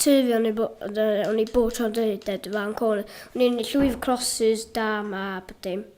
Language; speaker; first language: Welsh; native; Welsh